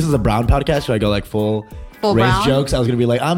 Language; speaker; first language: English; native; English